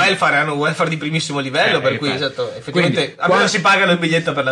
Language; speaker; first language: Italian; native; Italian